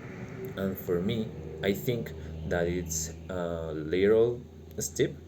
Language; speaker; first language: English; non-native, learner; Spanish